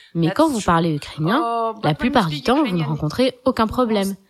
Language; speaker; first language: French; non-native, fluent; Ukrainian